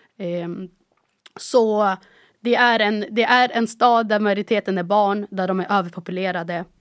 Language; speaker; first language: Swedish; early bilingual, other home language; Arabic